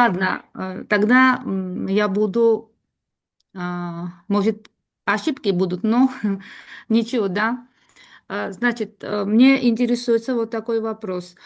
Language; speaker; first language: Russian; non-native, learner; Georgian